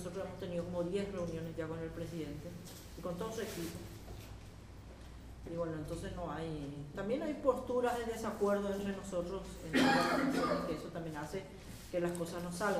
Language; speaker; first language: Spanish; native; Spanish